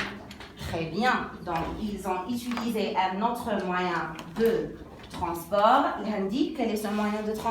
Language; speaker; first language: French; non-native, local second language; Arabic